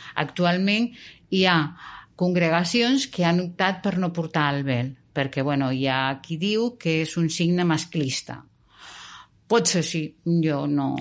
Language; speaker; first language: Catalan; non-native, local second language; Spanish